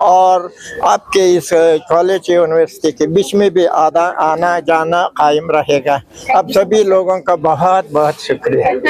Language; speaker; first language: Hindi; non-native, fluent; Uzbek